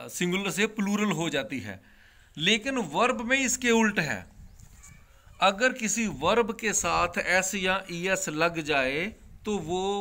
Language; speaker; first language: Hindi; non-native, local second language; Punjabi